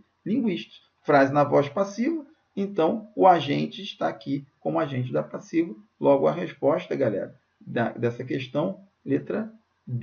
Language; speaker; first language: Portuguese; native; Portuguese